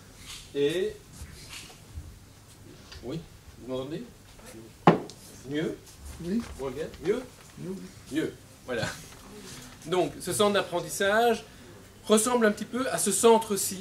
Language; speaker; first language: French; native; French